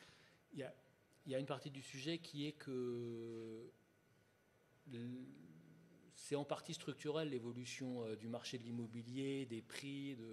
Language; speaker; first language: French; native; French